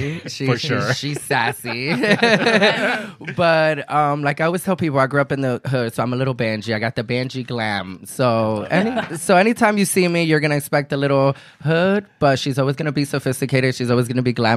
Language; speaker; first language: English; early bilingual, other home language; Spanish